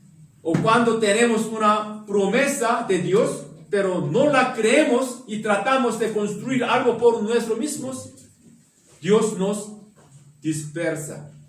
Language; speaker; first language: Spanish; non-native, learner; Korean